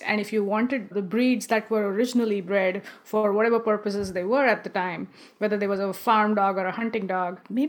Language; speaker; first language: English; non-native, local second language; Marathi